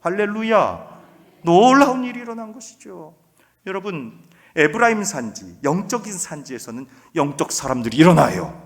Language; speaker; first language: Korean; native; Korean